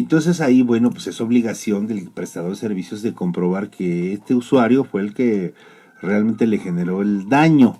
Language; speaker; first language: Spanish; native; Spanish